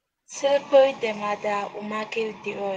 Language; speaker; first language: Korean; non-native, learner; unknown